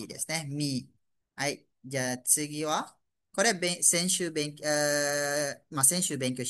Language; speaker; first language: Japanese; non-native, fluent; Malay